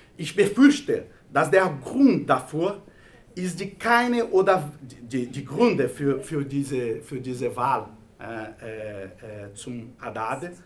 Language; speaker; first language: German; non-native, fluent; Portuguese